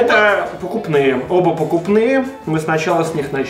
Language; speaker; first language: Russian; native; Russian